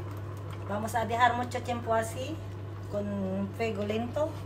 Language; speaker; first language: Spanish; non-native, learner; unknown